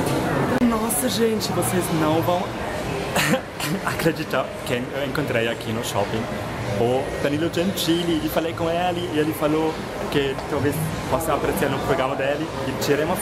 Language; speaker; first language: Portuguese; non-native, fluent; German